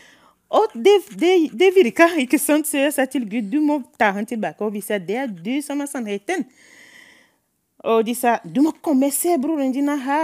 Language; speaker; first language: Norwegian; non-native, fluent; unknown